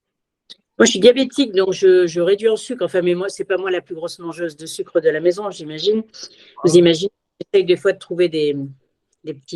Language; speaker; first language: French; native; French